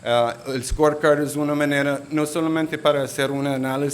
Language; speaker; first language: Spanish; non-native, local second language; English